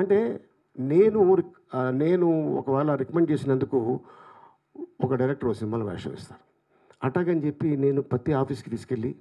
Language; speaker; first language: Telugu; native; Telugu